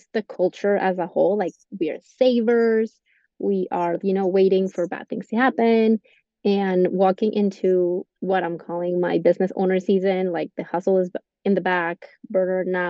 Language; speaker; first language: English; non-native, fluent; Spanish